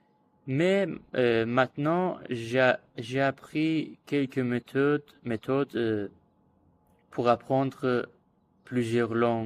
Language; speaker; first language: French; non-native, learner; Azerbaijani